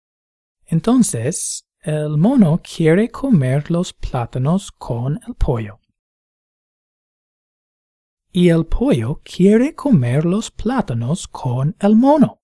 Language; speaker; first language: Spanish; non-native, fluent; English